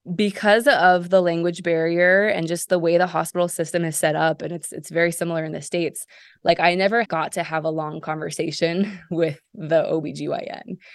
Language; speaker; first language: English; native; English